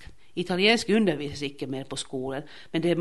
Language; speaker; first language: Swedish; non-native, local second language; Finnish